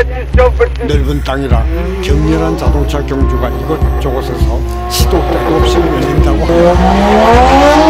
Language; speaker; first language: Korean; native; Korean